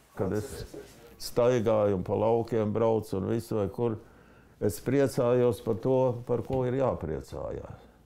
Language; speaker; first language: Latvian; native; Latvian